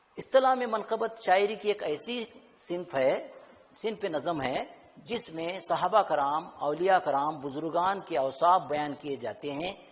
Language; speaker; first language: Urdu; native; Urdu